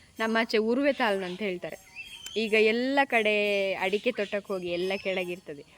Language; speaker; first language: Kannada; non-native, local second language; Tulu